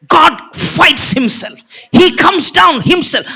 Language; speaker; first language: English; non-native, local second language; Telugu